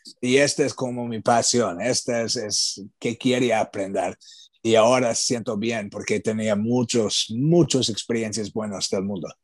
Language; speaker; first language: Spanish; non-native, learner; English